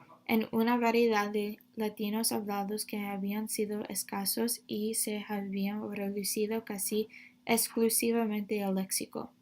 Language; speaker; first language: Spanish; non-native, fluent; English